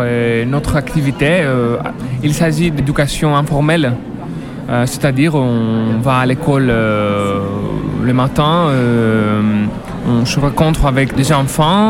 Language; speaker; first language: French; non-native, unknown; Greek